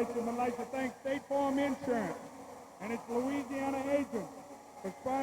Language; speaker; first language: English; native; English